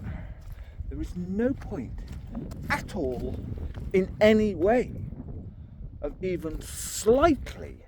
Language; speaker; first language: English; native; English